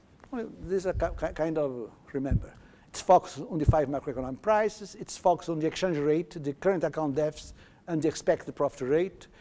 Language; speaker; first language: English; non-native, fluent; Portuguese